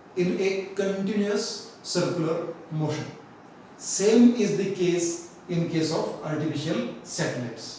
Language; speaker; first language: English; non-native, local second language; Marathi